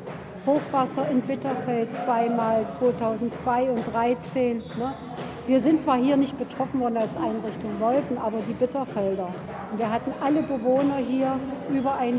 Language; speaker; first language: German; native; German